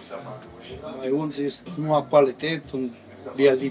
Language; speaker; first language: German; non-native, learner; Italian